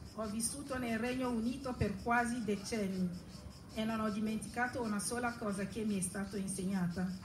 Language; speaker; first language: Italian; non-native, fluent; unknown